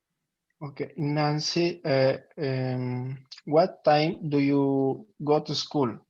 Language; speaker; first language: English; non-native, learner; Spanish